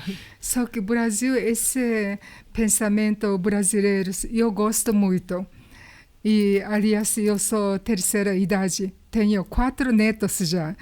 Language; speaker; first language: Portuguese; non-native, learner; Japanese